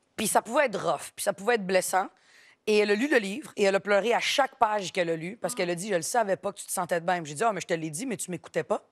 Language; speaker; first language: French; native; French